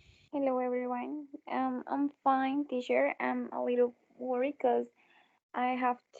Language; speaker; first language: English; non-native, learner; Spanish